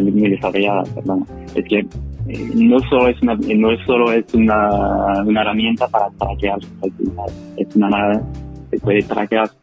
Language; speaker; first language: Spanish; non-native, fluent; French